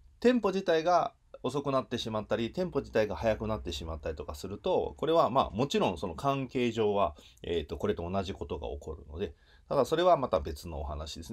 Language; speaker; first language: Japanese; native; Japanese